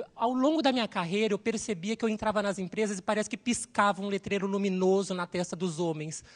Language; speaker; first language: Portuguese; native; Portuguese